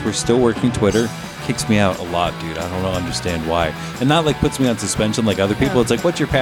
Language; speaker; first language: English; native; English